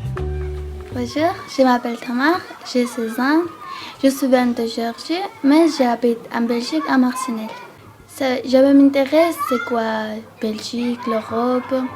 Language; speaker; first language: French; non-native, learner; Georgian